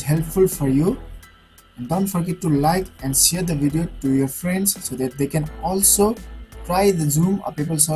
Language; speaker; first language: English; non-native, local second language; Nepali